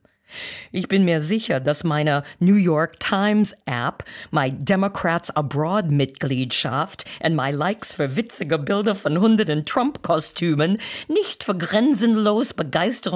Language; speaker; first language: German; non-native, fluent; English